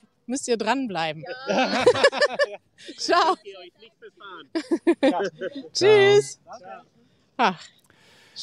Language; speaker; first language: German; native; German